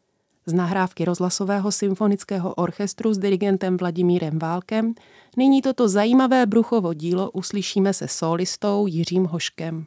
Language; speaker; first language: Czech; native; Czech